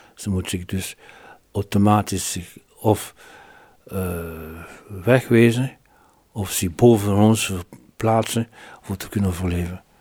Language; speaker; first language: Dutch; non-native, fluent; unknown